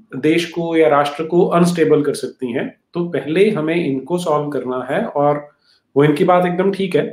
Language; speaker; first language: Hindi; native; Hindi